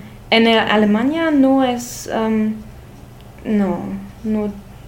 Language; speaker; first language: Spanish; non-native, learner; German